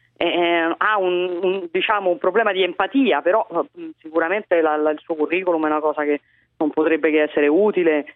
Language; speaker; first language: Italian; native; Italian